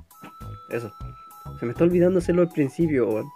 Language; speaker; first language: Spanish; native; Spanish